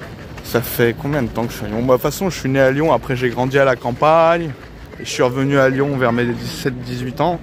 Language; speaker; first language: French; native; French